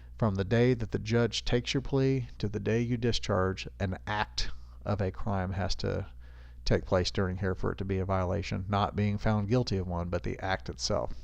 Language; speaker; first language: English; native; English